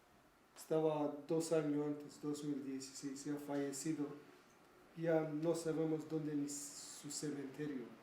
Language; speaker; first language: Spanish; non-native, learner; Kurdish